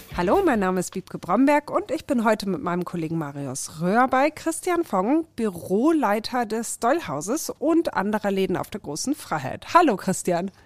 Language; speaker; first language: German; native; German